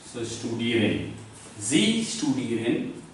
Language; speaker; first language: German; non-native, learner; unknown